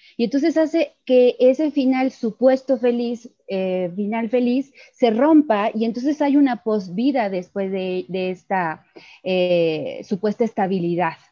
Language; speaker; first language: Spanish; native; Spanish